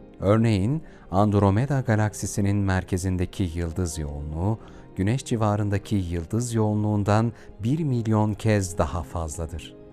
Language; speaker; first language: Turkish; native; Turkish